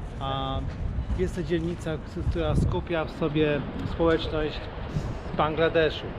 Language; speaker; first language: Polish; native; Polish